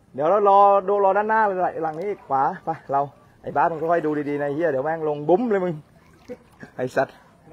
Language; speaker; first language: Thai; native; Thai